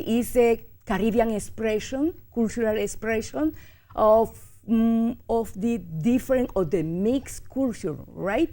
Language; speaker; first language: English; non-native, learner; Spanish